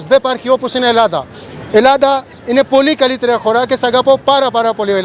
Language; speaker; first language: Greek; non-native, learner; Urdu